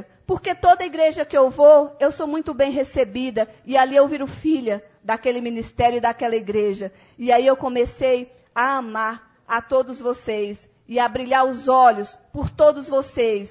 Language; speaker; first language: Portuguese; native; Portuguese